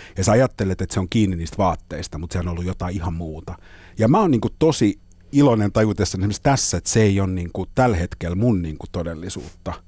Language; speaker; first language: Finnish; native; Finnish